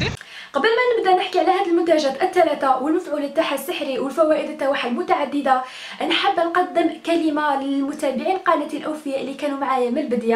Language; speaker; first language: Arabic; native; Arabic